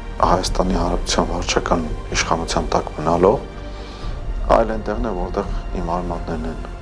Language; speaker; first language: Armenian; native; Armenian